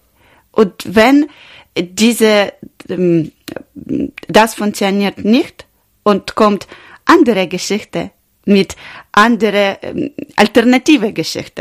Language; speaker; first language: German; non-native, learner; Ukrainian